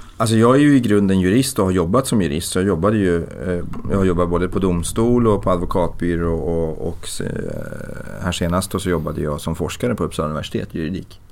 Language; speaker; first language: Swedish; early bilingual, other home language; Persian